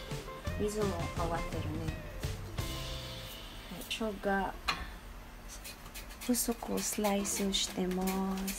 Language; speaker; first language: Japanese; non-native, fluent; Filipino